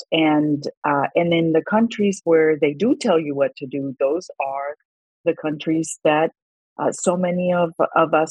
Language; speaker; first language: English; non-native, fluent; Spanish